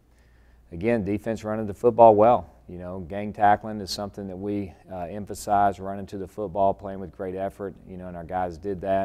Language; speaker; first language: English; native; English